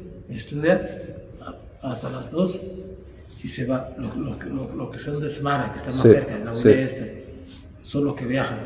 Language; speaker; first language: Spanish; non-native, local second language; Arabic